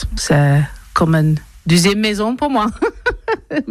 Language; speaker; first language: French; non-native, learner; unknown